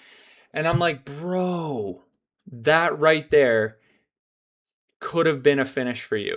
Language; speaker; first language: English; native; English